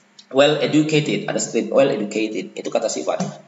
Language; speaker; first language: English; non-native, fluent; Indonesian